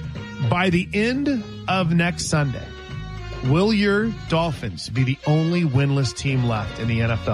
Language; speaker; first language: English; native; English